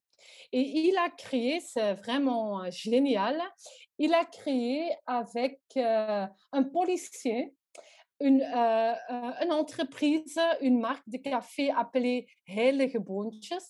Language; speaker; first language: French; non-native, local second language; Dutch